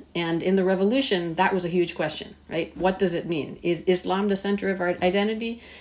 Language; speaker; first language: English; early bilingual, heritage; Persian